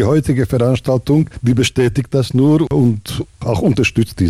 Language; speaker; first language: German; non-native, fluent; Slovak